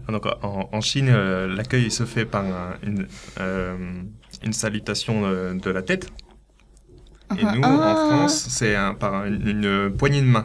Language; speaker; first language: French; native; French